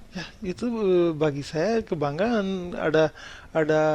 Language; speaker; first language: Indonesian; non-native, fluent; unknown